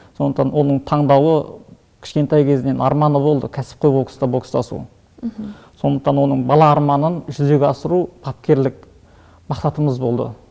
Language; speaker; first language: Kazakh; early bilingual, heritage; Kazakh